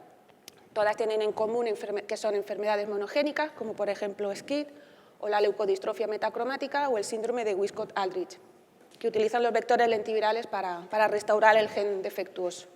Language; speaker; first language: Spanish; native; Spanish